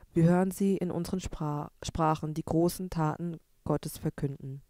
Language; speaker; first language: German; native; German